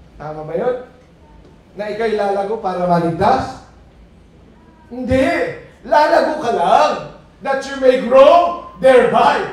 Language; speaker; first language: Filipino; non-native, local second language; Iloko